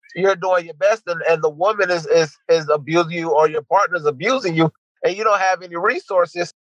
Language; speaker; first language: English; native; English